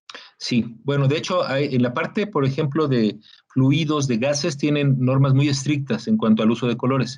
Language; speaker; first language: Spanish; native; Spanish